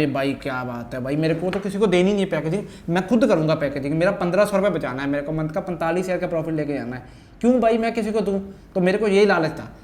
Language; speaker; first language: Hindi; native; Hindi